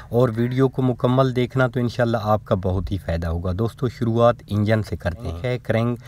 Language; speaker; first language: Urdu; non-native, local second language; Punjabi